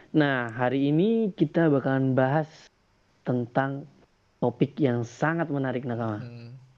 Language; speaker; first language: Indonesian; native; Indonesian